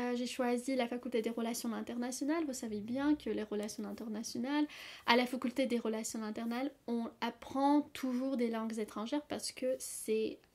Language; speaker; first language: French; non-native, fluent; Russian